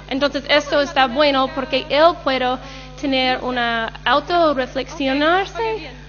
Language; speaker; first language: Spanish; non-native, learner; English